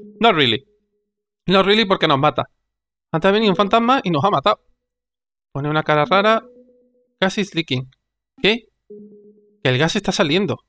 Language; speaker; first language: Spanish; native; Spanish